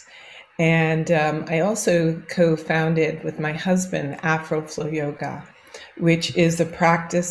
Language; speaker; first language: English; native; English